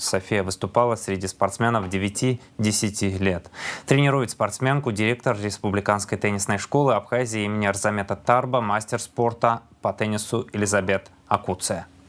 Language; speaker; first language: Russian; native; Russian